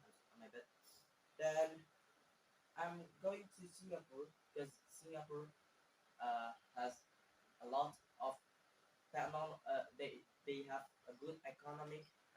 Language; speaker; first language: English; non-native, learner; Indonesian